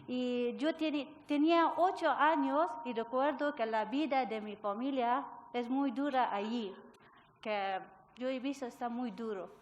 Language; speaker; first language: Spanish; non-native, learner; Persian